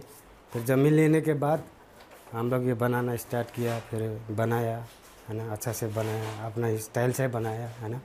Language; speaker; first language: Hindi; non-native, local second language; Nepali